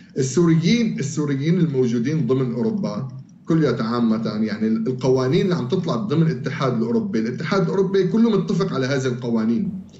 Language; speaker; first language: Arabic; native; Arabic